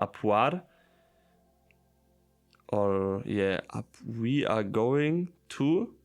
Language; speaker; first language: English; non-native, fluent; German